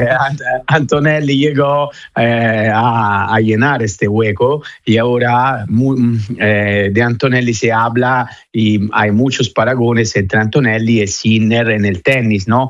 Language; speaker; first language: Spanish; non-native, fluent; Italian